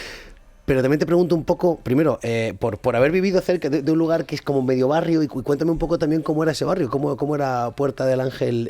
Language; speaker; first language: Spanish; native; Spanish